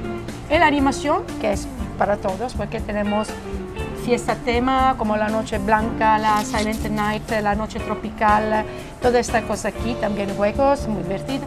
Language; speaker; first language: Spanish; non-native, fluent; Italian